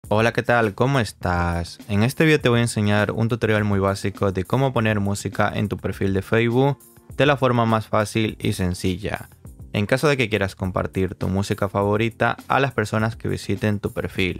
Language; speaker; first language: Spanish; native; Spanish